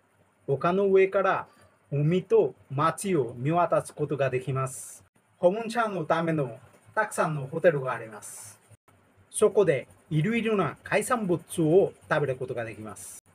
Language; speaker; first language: Japanese; non-native, learner; Bangla